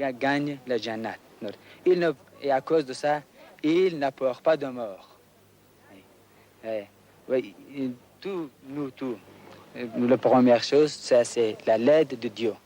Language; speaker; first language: French; non-native, learner; Persian